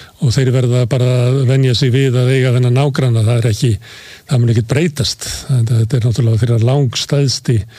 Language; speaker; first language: Icelandic; native; Icelandic